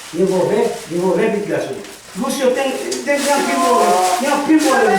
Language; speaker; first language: Portuguese; non-native, learner; Haitian Creole